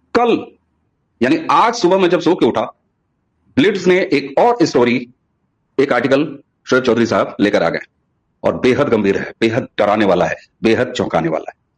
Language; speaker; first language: Hindi; native; Hindi